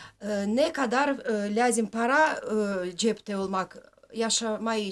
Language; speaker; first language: Turkish; non-native, learner; Russian